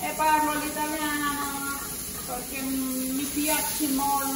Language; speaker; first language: Italian; non-native, learner; Spanish